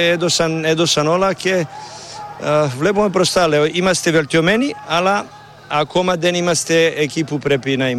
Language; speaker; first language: Greek; non-native, learner; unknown